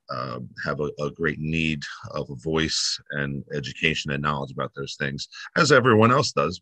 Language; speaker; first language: English; native; English